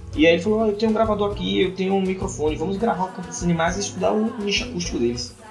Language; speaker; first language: Portuguese; native; Portuguese